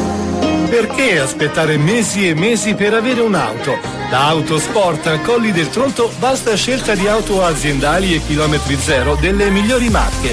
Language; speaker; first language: Italian; native; Italian